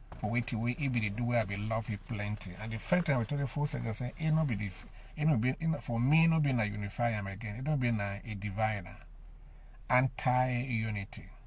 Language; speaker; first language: Nigerian Pidgin; native; Nigerian Pidgin